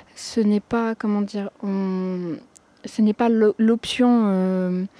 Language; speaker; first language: French; non-native, local second language; Arabic